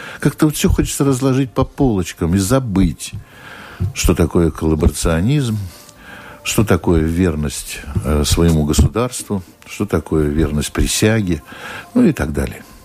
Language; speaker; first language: Russian; native; Russian